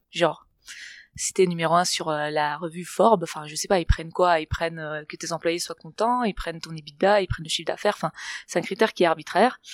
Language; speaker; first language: French; non-native, fluent; Catalan